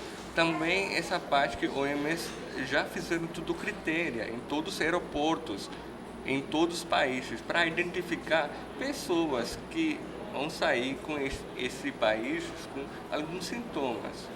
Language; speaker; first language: Portuguese; non-native, learner; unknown